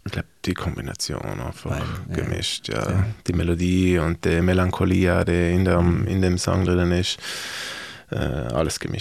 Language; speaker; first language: German; native; German